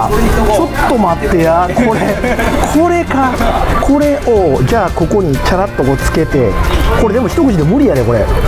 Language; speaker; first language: Japanese; native; Japanese